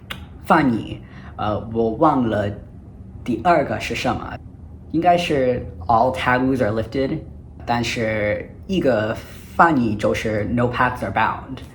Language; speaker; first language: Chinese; non-native, fluent; English